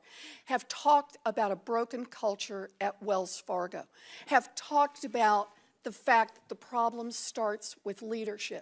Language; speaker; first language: English; native; English